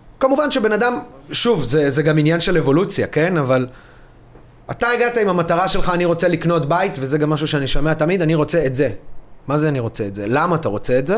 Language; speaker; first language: Hebrew; early bilingual, other home language; Russian